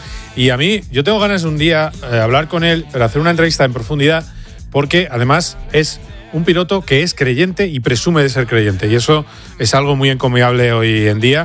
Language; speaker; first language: Spanish; native; Spanish